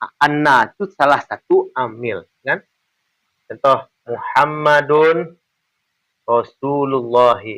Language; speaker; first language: Malay; non-native, local second language; Minangkabau